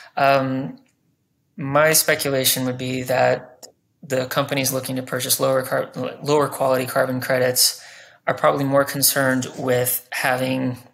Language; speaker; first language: English; native; English